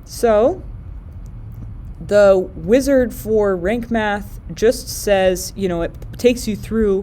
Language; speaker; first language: English; native; English